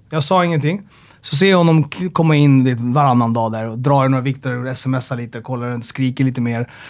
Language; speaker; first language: Swedish; early bilingual, other home language; Amharic